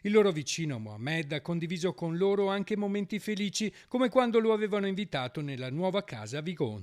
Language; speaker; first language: Italian; native; Italian